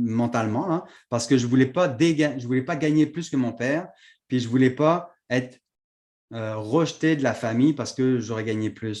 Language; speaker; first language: French; native; French